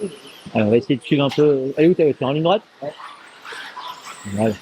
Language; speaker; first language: French; native; French